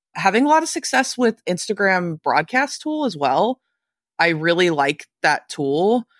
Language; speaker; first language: English; native; English